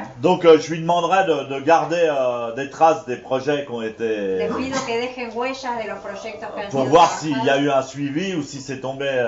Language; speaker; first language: French; native; French